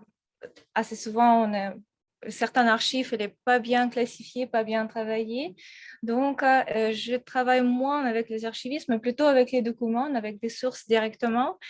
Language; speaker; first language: French; non-native, fluent; Russian